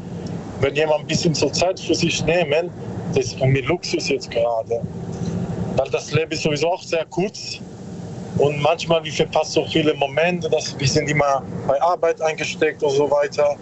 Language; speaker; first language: German; non-native, learner; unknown